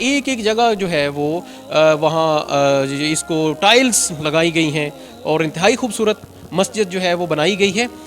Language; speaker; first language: Urdu; non-native, local second language; Punjabi